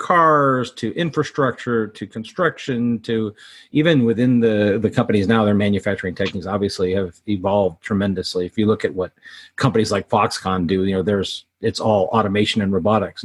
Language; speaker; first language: English; native; English